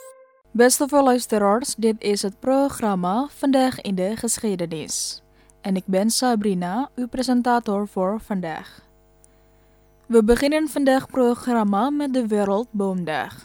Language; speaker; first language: Dutch; non-native, fluent; Indonesian